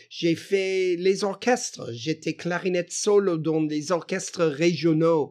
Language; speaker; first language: French; non-native, fluent; English